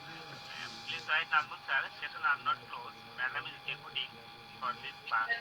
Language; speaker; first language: English; non-native, local second language; Bangla